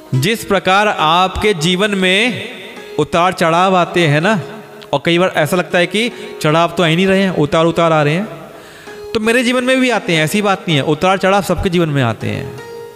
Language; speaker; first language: Hindi; native; Hindi